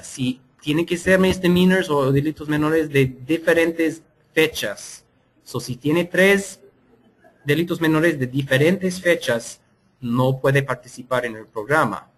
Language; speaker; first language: Spanish; non-native, fluent; English